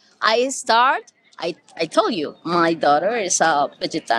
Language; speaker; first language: English; non-native, learner; Spanish